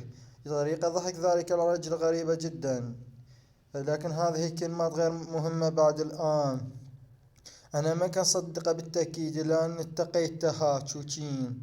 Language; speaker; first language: Arabic; native; Arabic